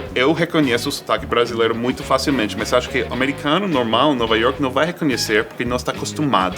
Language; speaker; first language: Portuguese; non-native, fluent; English